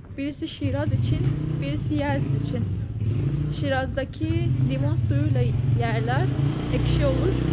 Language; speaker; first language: Turkish; non-native, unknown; Persian